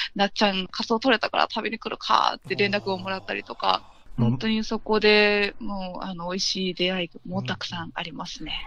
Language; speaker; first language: Japanese; native; Japanese